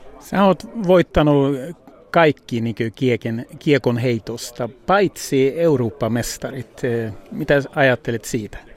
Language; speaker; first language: Finnish; early bilingual, heritage; Swedish